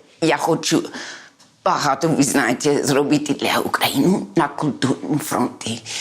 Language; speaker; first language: Ukrainian; early bilingual, heritage; English